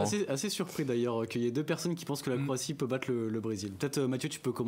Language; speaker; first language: French; native; French